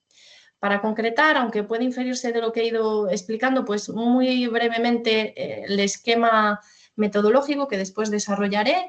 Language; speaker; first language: Spanish; native; Spanish